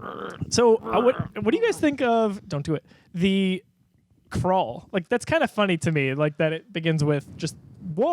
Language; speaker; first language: English; native; English